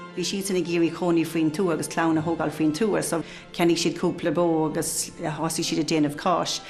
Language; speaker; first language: Irish; non-native, local second language; English